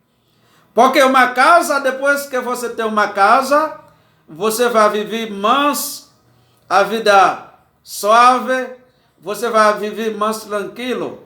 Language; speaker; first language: Portuguese; non-native, learner; Haitian Creole